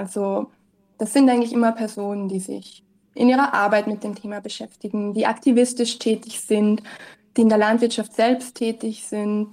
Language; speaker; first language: German; native; German